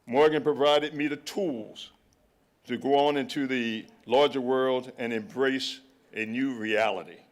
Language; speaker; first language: English; native; English